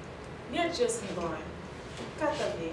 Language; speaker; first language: Russian; non-native, learner; English